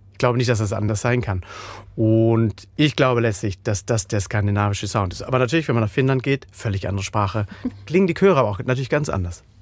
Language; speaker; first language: German; native; German